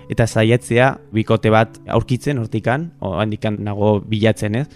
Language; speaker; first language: Basque; native; Basque